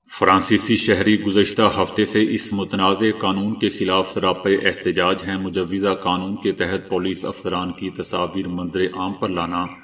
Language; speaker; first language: Urdu; native; Urdu